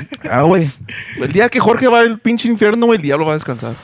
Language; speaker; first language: Spanish; early bilingual, heritage; Spanish